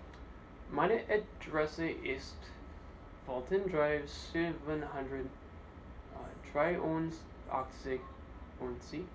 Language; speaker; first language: German; non-native, learner; English